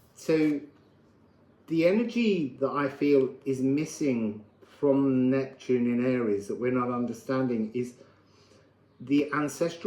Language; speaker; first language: English; native; English